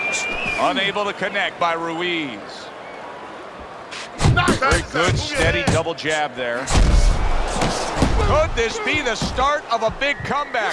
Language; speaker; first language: English; native; English